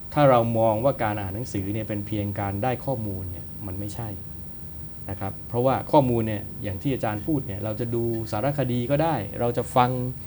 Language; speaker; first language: Thai; native; Thai